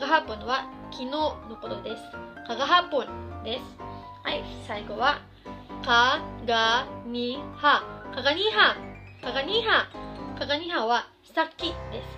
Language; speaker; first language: Japanese; non-native, fluent; Cebuano